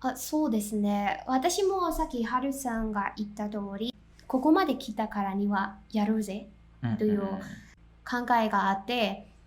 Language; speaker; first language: Japanese; non-native, fluent; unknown